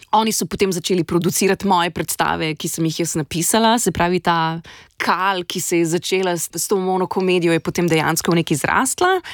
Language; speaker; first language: Slovenian; native; Slovenian